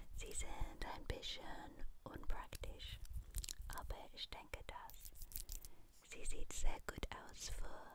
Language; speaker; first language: German; non-native, learner; English